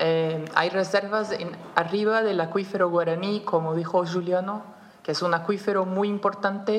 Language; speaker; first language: Spanish; non-native, fluent; Portuguese